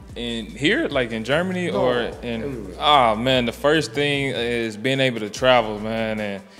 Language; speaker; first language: English; native; English